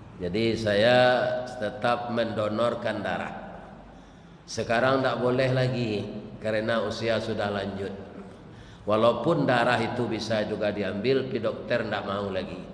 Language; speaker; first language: Malay; non-native, local second language; Minangkabau